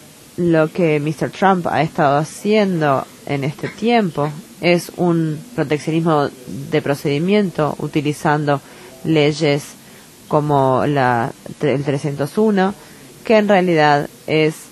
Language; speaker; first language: Spanish; non-native, fluent; Japanese